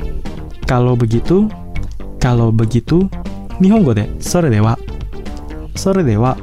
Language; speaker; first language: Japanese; non-native, fluent; Indonesian